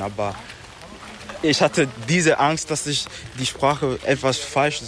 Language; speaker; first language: German; non-native, learner; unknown